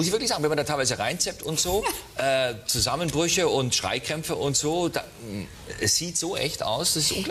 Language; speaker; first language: German; native; German